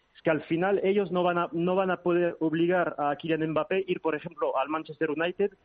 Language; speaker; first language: Spanish; early bilingual, heritage; French